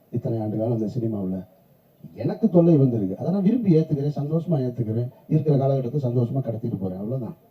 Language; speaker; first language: Tamil; native; Tamil